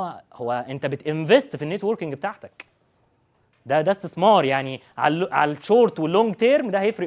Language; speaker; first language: Arabic; native; Arabic